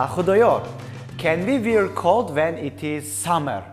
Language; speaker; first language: English; non-native, learner; Tajik